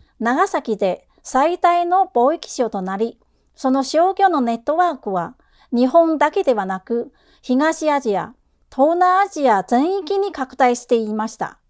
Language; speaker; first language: Japanese; non-native, fluent; Chinese